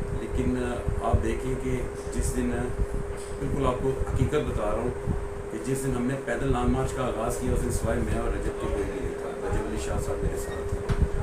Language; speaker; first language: Urdu; early bilingual, heritage; Urdu